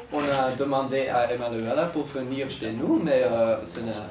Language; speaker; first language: French; non-native, learner; Dutch